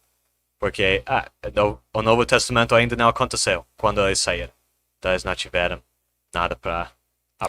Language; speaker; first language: Portuguese; non-native, fluent; English